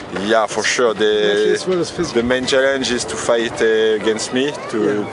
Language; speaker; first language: English; non-native, learner; French